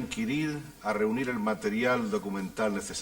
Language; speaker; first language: Spanish; native; Spanish